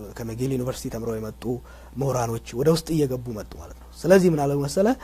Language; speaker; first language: Amharic; non-native, local second language; Oromo